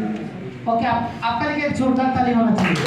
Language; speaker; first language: Hindi; non-native, fluent; Bangla